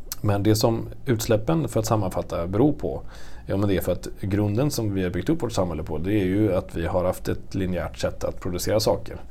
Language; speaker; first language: Swedish; native; Swedish